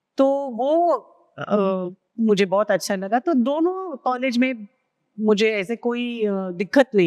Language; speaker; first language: Hindi; non-native, local second language; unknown